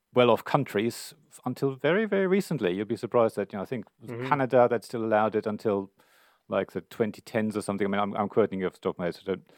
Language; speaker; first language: English; non-native, fluent; German